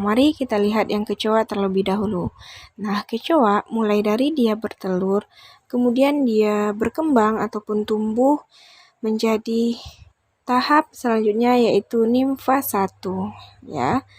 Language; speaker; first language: Indonesian; native; Indonesian